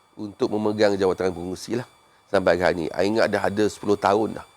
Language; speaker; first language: Malay; non-native, local second language; Chinese